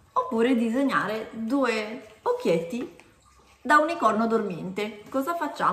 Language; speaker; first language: Italian; native; Italian